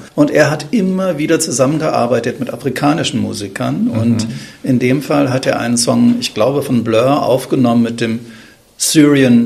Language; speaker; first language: German; native; German